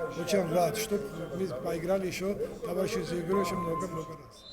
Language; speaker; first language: Russian; non-native, local second language; Georgian